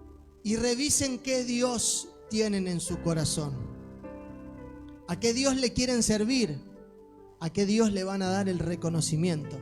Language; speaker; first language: Spanish; native; Spanish